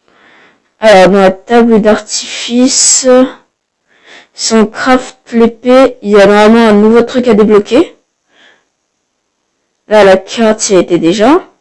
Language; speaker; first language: French; native; French